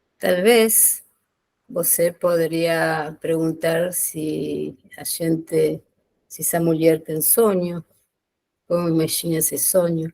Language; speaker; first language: Portuguese; non-native, learner; Spanish